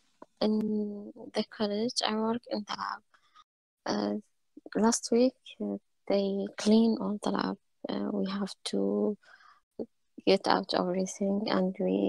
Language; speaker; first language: English; non-native, learner; Arabic